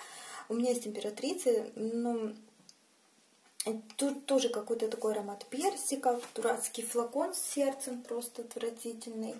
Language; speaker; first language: Russian; native; Russian